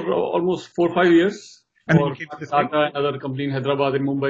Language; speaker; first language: English; non-native, local second language; Hindi